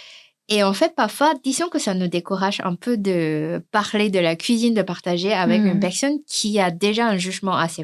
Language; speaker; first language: French; non-native, fluent; Cantonese